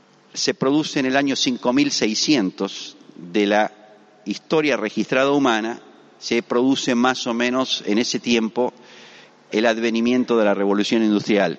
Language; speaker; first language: Spanish; native; Spanish